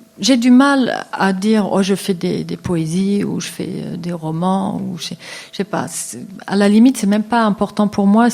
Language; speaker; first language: French; non-native, local second language; Luxembourgish